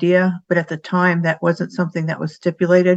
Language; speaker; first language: English; native; English